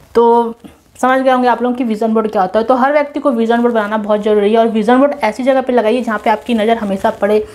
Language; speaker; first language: Hindi; non-native, local second language; Nepali